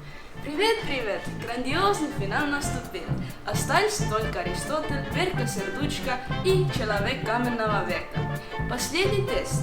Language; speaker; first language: Russian; non-native, learner; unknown